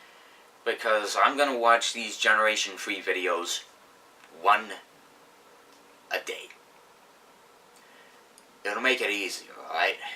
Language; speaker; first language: English; native; English